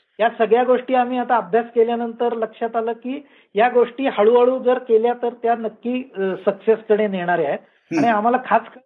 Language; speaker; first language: Marathi; native; Marathi